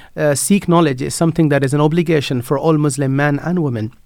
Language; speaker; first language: English; non-native, fluent; Dutch